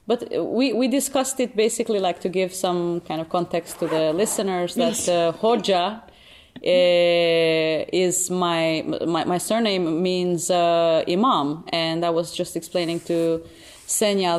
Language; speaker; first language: English; non-native, fluent; Albanian